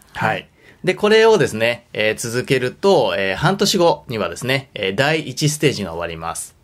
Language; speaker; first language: Japanese; native; Japanese